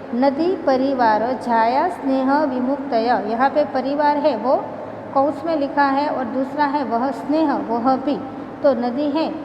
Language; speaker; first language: Hindi; non-native, local second language; Gujarati